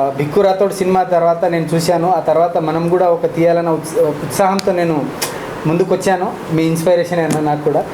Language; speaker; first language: Telugu; non-native, local second language; Lambadi